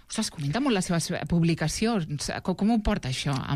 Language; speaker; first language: Catalan; native; Catalan